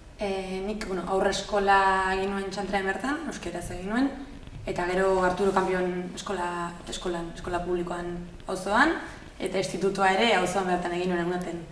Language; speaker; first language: Basque; native; Basque